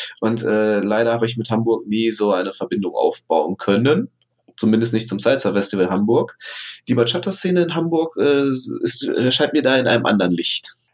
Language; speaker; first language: German; native; German